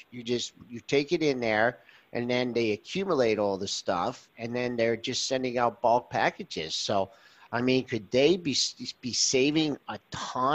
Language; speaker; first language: English; native; English